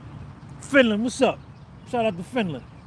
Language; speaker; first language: English; native; English